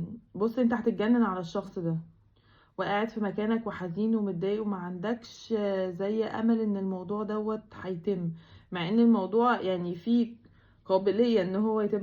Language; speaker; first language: Arabic; native; Arabic